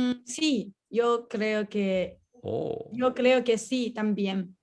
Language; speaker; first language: Spanish; non-native, learner; Chinese